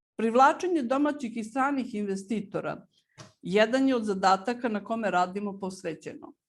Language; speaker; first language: Serbian; native; Serbian